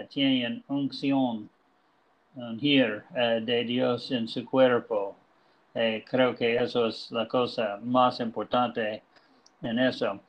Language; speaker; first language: Spanish; non-native, learner; English